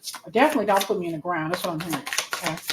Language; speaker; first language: English; native; English